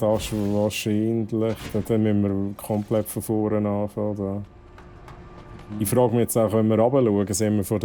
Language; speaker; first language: German; native; German